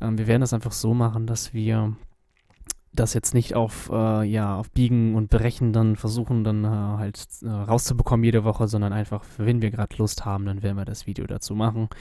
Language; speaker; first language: German; native; German